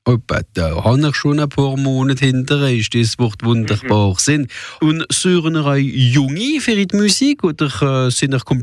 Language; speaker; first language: German; non-native, local second language; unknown